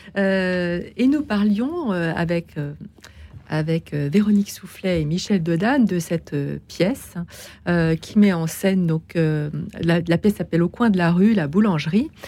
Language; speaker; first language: French; native; French